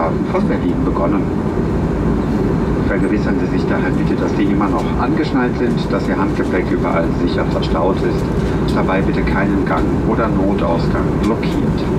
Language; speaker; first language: German; native; German